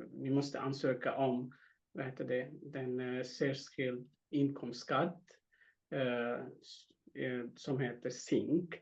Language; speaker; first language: Swedish; non-native, fluent; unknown